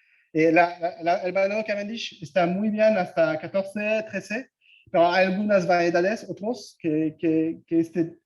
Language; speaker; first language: Spanish; non-native, fluent; French